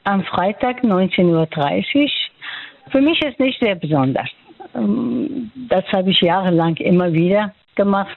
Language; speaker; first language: German; non-native, fluent; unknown